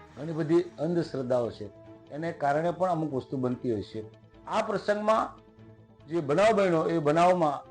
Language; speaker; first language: Gujarati; non-native, local second language; Rathawi